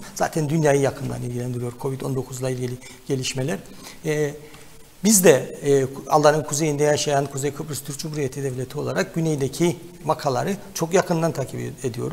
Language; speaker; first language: Turkish; native; Turkish